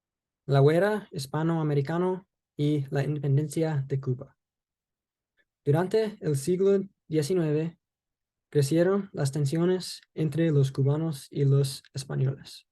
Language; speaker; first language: Spanish; non-native, learner; English